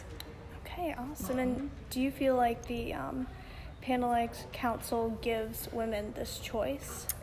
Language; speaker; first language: English; native; English